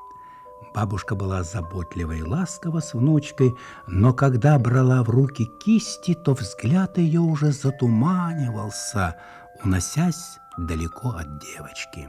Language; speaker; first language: Russian; native; Russian